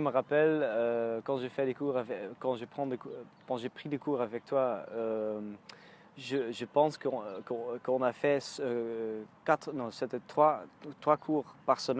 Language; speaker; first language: French; non-native, learner; Dutch